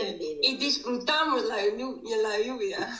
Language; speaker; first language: Spanish; non-native, learner; Dutch